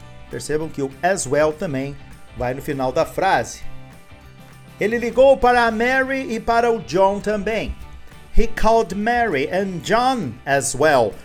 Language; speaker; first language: Portuguese; native; Portuguese